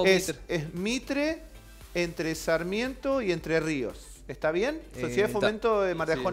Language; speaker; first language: Spanish; native; Spanish